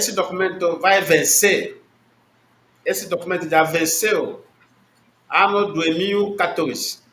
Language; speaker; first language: Portuguese; non-native, learner; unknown